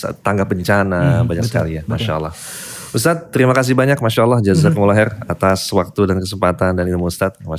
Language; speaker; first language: Indonesian; native; Indonesian